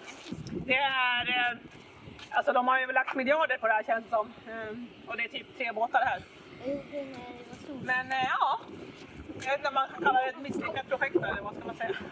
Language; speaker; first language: Swedish; native; Swedish